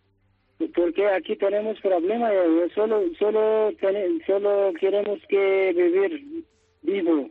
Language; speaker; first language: Spanish; non-native, learner; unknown